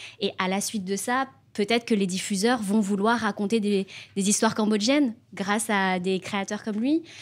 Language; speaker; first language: French; native; French